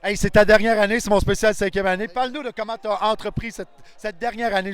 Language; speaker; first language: French; native; French